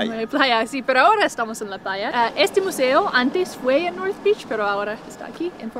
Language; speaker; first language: Spanish; non-native, fluent; English